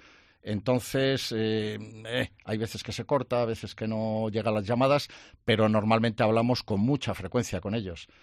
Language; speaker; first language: Spanish; native; Spanish